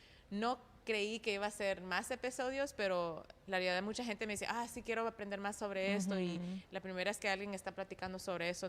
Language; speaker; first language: Spanish; early bilingual, heritage; Spanish